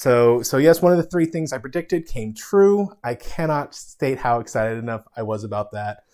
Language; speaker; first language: English; native; English